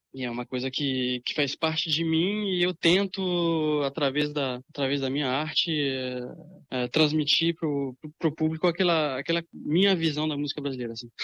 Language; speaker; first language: Portuguese; early bilingual, other home language; French